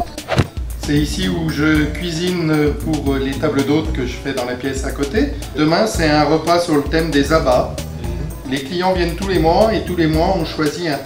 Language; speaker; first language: French; native; French